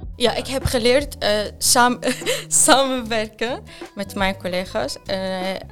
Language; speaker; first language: Dutch; non-native, learner; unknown